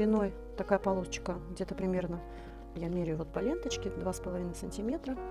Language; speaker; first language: Russian; native; Russian